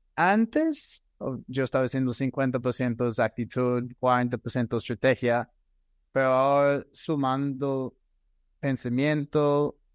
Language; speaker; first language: Spanish; non-native, fluent; English